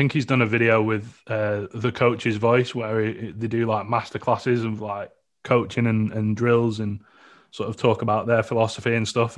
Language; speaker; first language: English; native; English